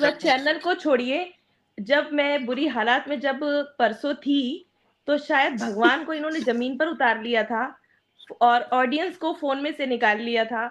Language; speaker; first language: Hindi; native; Hindi